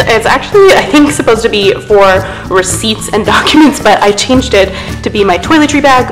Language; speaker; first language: English; native; English